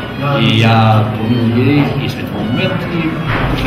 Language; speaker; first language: Russian; non-native, learner; English